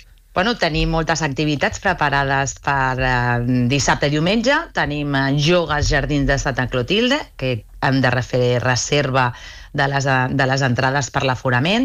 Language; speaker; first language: Catalan; native; Catalan